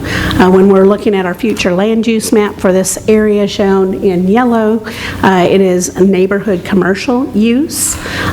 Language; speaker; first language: English; native; English